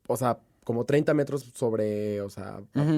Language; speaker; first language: Spanish; native; Spanish